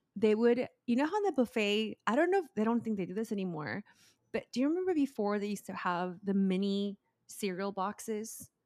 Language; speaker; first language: English; early bilingual, other home language; Spanish